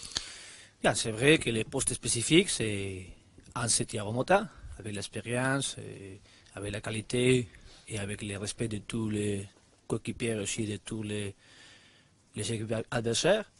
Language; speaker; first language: French; non-native, learner; Spanish